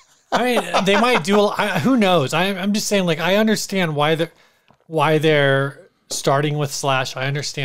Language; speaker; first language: English; native; English